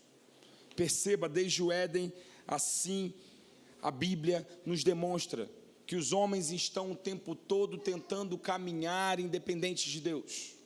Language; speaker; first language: Portuguese; native; Portuguese